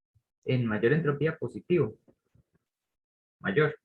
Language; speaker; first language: Spanish; native; Spanish